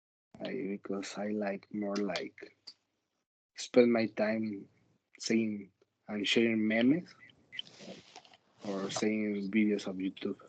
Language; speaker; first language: English; non-native, learner; Spanish